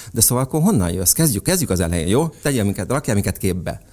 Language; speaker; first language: Hungarian; native; Hungarian